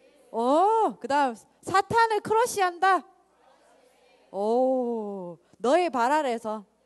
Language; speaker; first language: Korean; native; Korean